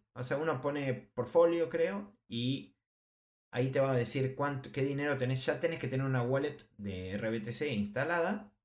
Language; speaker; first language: Spanish; native; Spanish